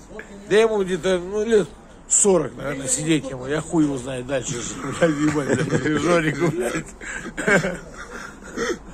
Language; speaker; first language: Russian; native; Russian